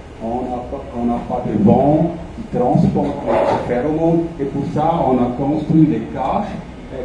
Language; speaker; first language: French; non-native, fluent; German